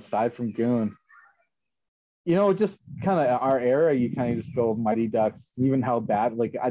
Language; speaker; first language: English; native; English